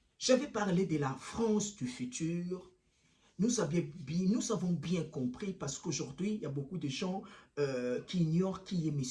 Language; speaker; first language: French; early bilingual, other home language; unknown